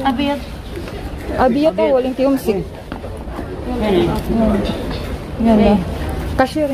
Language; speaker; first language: Arabic; non-native, learner; Filipino